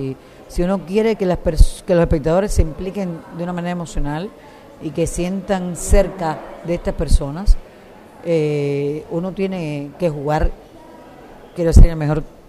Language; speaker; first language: Spanish; native; Spanish